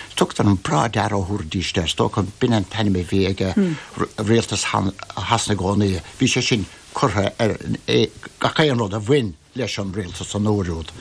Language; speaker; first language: Irish; native; Irish